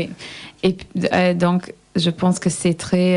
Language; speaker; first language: French; non-native, learner; English